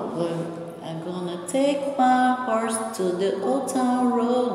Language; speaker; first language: English; non-native, fluent; Portuguese